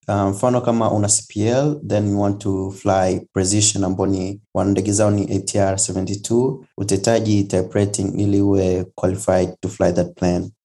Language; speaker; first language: Swahili; native; Swahili